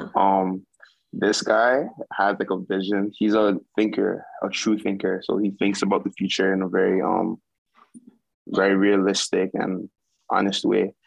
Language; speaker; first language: English; early bilingual, other home language; Yoruba